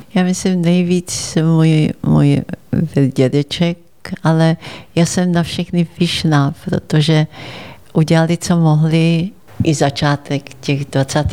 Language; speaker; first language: Czech; early bilingual, heritage; Czech